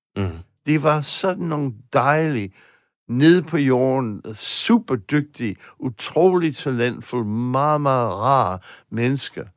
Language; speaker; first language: Danish; non-native, fluent; English